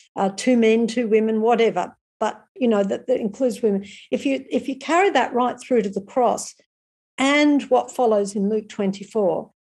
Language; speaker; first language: English; native; English